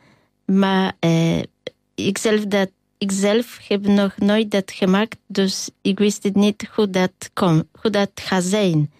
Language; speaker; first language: Dutch; non-native, learner; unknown